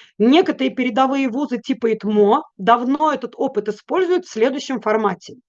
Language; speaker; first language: Russian; native; Russian